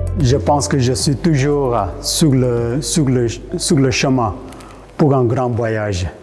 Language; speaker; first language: French; non-native, fluent; Sherpa